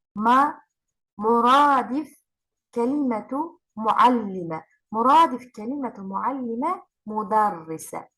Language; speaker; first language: Arabic; non-native, fluent; Turkish